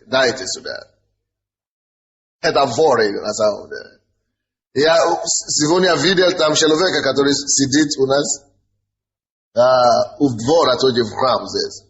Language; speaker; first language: Russian; non-native, fluent; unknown